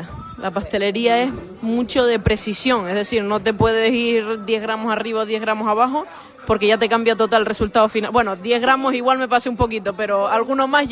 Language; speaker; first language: Spanish; native; Spanish